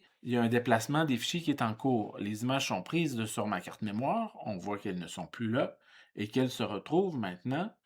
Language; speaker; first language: French; native; French